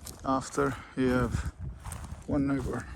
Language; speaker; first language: English; non-native, learner; Portuguese